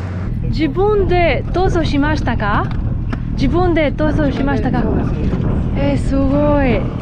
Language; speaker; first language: Japanese; non-native, learner; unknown